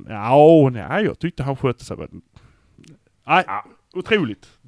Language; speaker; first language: Swedish; native; Swedish